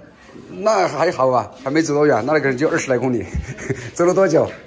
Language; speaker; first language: Chinese; native; Chinese